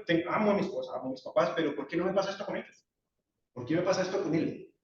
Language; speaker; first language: Spanish; native; Spanish